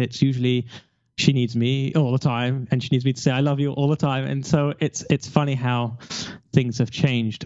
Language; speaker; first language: English; native; English